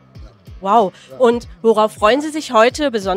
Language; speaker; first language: German; native; German